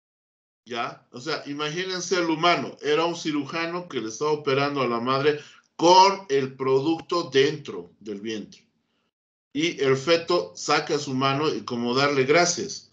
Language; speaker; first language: Spanish; native; Spanish